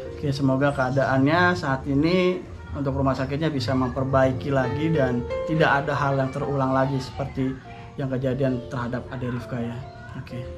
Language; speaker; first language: Indonesian; native; Indonesian